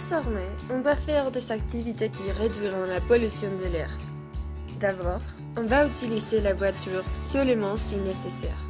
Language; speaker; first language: French; non-native, learner; Spanish